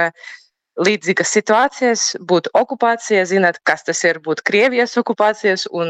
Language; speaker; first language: Latvian; non-native, learner; Ukrainian